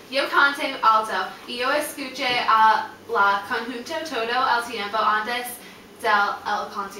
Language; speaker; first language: Spanish; non-native, learner; English